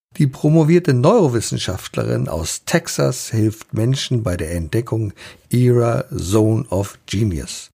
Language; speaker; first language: German; native; German